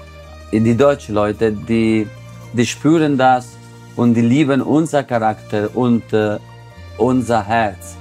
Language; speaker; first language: German; non-native, fluent; Italian